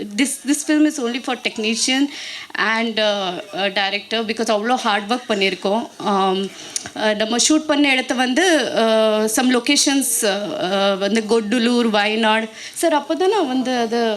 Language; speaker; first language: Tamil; non-native, learner; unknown